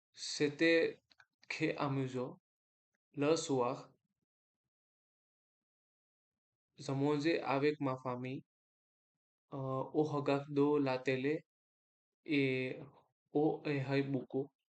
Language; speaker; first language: French; non-native, learner; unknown